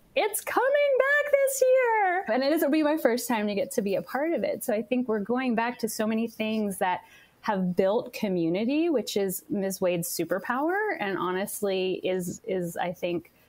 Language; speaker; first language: English; native; English